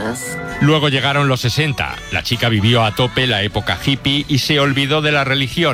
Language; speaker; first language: Spanish; native; Spanish